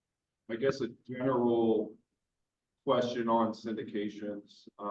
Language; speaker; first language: English; native; English